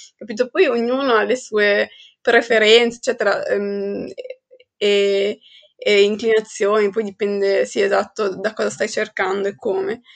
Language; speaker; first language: Italian; early bilingual, other home language; Arabic